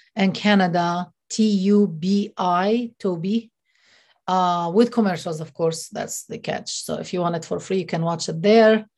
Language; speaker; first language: English; non-native, fluent; Arabic